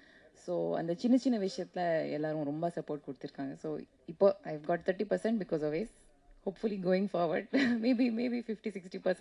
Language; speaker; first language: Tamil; non-native, learner; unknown